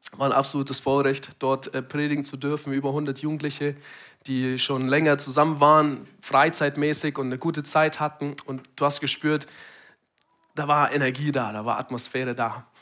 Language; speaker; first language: German; non-native, fluent; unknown